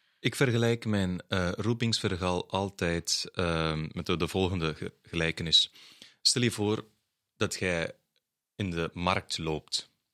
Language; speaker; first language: Dutch; non-native, fluent; Tamil